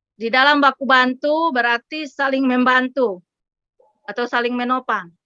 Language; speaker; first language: Indonesian; native; Indonesian